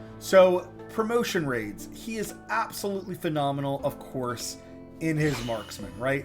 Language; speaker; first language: English; native; English